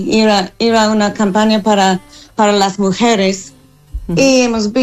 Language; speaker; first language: Spanish; non-native, fluent; English